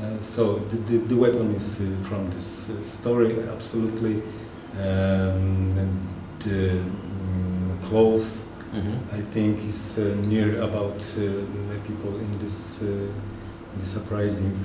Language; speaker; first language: English; non-native, learner; Polish